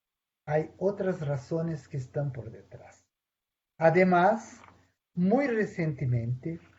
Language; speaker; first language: Spanish; non-native, fluent; Portuguese